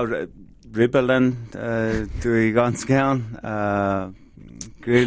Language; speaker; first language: German; non-native, learner; English